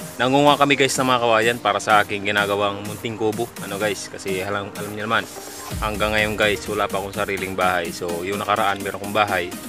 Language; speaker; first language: Filipino; non-native, local second language; Bikol